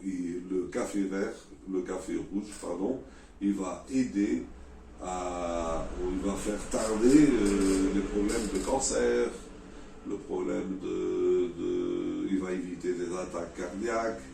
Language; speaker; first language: French; non-native, learner; Portuguese